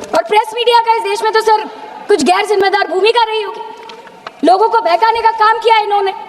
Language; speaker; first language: Hindi; non-native, local second language; Bangla